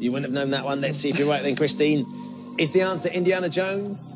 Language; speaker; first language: English; native; English